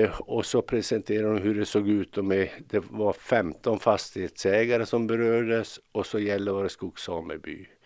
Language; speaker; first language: Swedish; native; Swedish